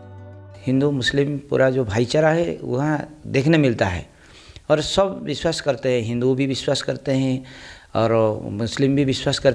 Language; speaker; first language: Hindi; non-native, local second language; Odia